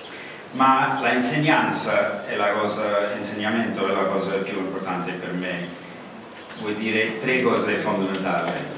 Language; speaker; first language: Italian; non-native, learner; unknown